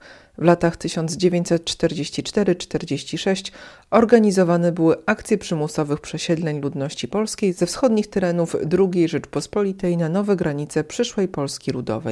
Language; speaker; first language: Polish; native; Polish